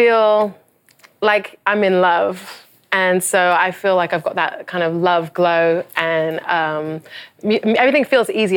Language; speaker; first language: English; native; English